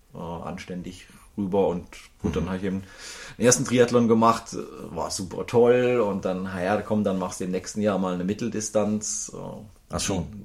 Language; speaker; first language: German; native; German